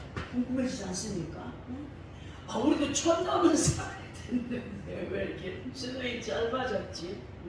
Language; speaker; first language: Korean; native; Korean